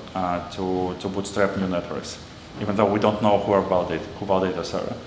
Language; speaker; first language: English; non-native, fluent; Russian